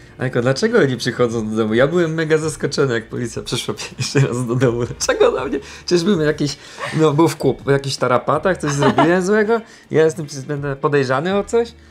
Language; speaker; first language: Polish; native; Polish